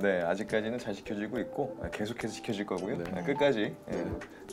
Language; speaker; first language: Korean; native; Korean